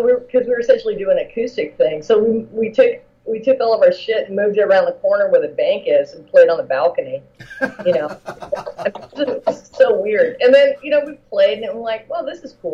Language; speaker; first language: English; native; English